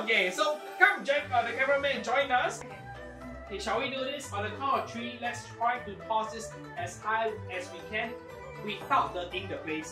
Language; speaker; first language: English; native; English